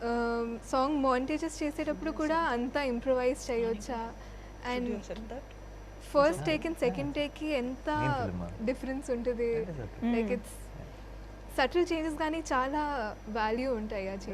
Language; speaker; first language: Telugu; non-native, fluent; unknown